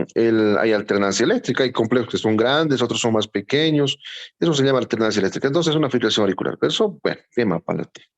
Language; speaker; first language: Spanish; native; Spanish